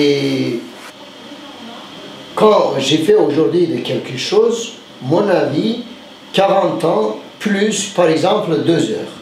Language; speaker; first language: French; non-native, fluent; Turkish